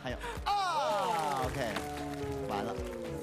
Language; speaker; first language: Chinese; native; Chinese